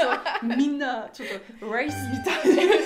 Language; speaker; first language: Japanese; non-native, learner; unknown